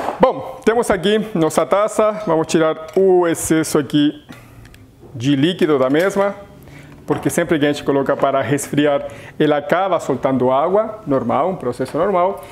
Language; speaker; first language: Portuguese; non-native, fluent; Spanish